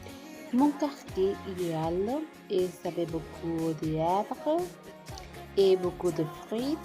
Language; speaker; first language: French; non-native, learner; Spanish